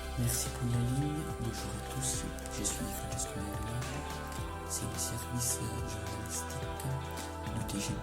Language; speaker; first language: French; non-native, learner; Italian